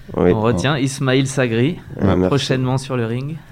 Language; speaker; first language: French; native; French